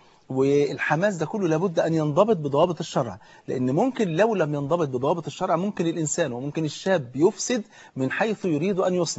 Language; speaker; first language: Arabic; native; Arabic